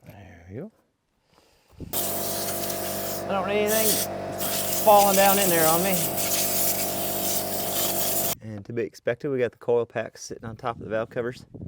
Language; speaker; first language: English; native; English